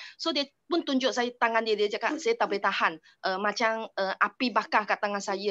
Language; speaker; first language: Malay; non-native, local second language; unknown